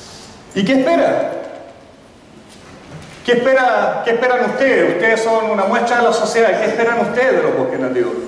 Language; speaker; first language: Spanish; native; Spanish